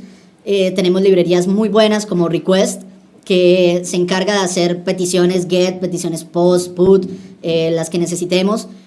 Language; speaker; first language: Spanish; native; Spanish